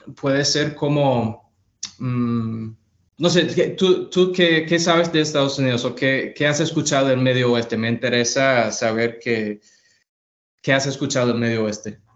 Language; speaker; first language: Spanish; non-native, fluent; English